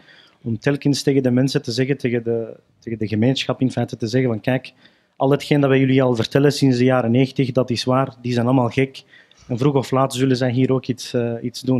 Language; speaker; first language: Dutch; early bilingual, other home language; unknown